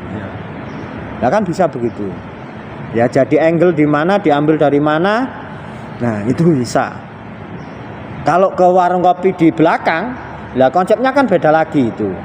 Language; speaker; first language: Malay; non-native, local second language; Javanese